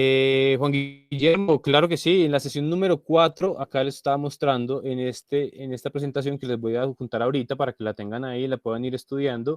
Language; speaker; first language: Spanish; native; Spanish